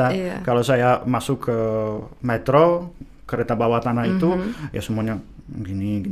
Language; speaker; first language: Indonesian; non-native, fluent; Czech